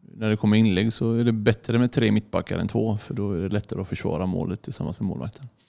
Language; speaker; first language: Swedish; early bilingual, other home language; Arabic